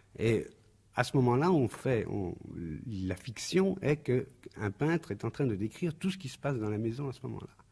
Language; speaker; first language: French; native; French